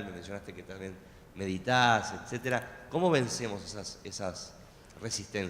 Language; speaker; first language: Spanish; native; Spanish